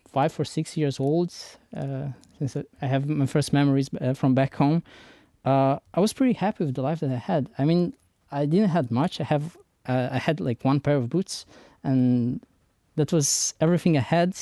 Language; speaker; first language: English; non-native, fluent; Persian